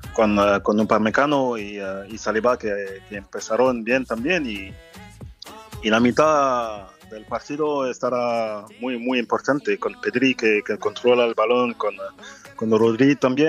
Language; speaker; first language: Spanish; non-native, fluent; French